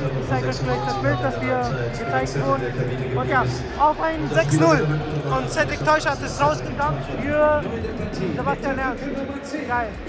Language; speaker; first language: German; native; German